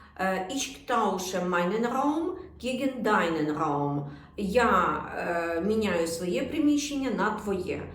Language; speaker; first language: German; non-native, fluent; Ukrainian